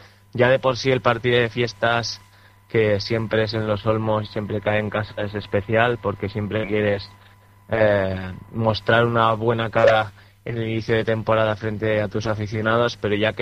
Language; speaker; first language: Spanish; native; Spanish